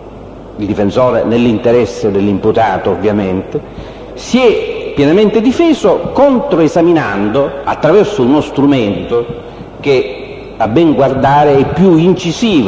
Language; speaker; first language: Italian; native; Italian